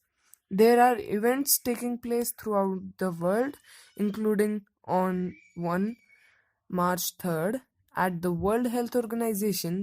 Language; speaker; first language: English; non-native, local second language; Hindi